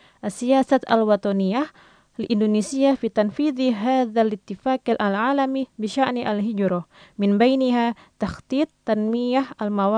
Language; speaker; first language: Arabic; non-native, fluent; Indonesian